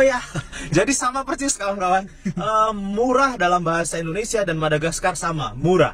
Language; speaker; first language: Indonesian; native; Indonesian